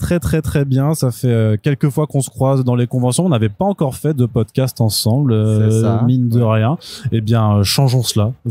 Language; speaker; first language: French; native; French